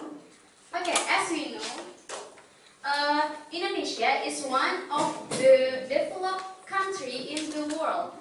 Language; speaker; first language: English; non-native, learner; Indonesian